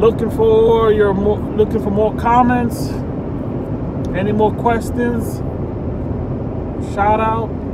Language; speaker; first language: English; native; English